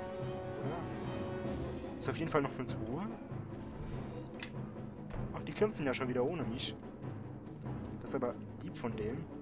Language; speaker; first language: German; native; German